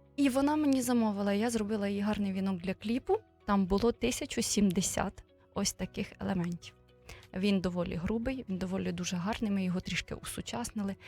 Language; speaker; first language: Ukrainian; native; Ukrainian